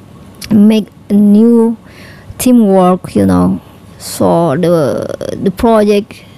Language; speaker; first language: English; non-native, learner; Indonesian